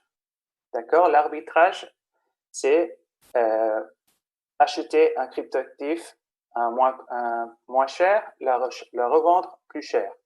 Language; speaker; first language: French; non-native, fluent; Spanish